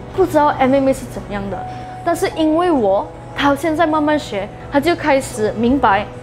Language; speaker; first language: Chinese; native; Chinese